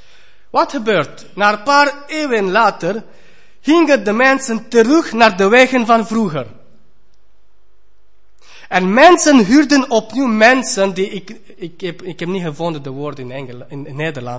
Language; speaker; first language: Dutch; non-native, fluent; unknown